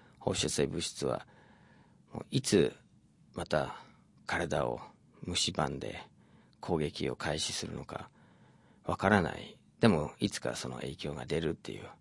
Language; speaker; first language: Japanese; non-native, fluent; English